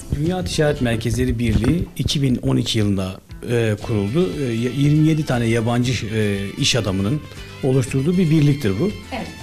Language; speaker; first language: Turkish; native; Turkish